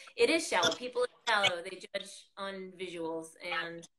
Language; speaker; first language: English; native; English